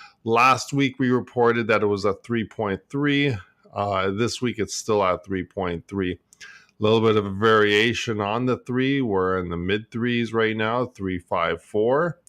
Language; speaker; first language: English; native; English